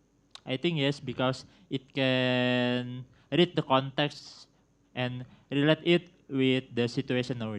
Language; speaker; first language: English; non-native, learner; Indonesian